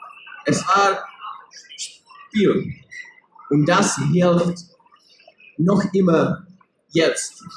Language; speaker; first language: German; non-native, learner; Czech